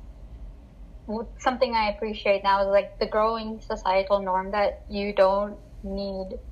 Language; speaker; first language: English; non-native, local second language; Filipino